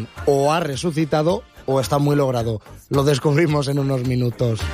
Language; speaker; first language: Spanish; native; Spanish